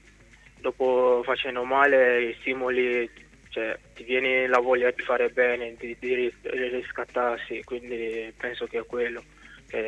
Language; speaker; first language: Italian; non-native, fluent; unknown